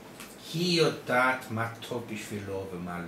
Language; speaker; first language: Hebrew; non-native, learner; English